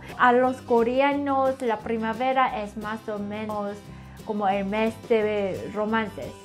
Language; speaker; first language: Spanish; non-native, learner; Korean